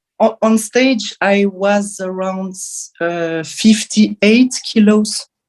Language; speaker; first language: English; non-native, learner; French